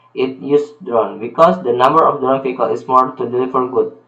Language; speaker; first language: English; non-native, learner; Indonesian